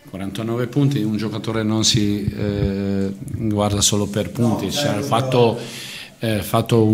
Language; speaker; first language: Italian; non-native, fluent; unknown